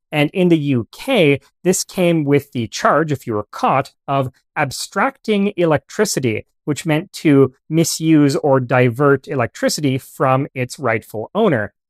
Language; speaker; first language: English; native; English